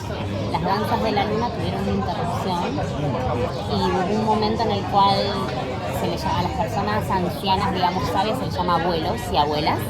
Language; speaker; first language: Spanish; native; Spanish